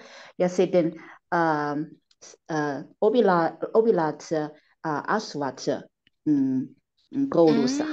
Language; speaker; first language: Finnish; non-native, learner; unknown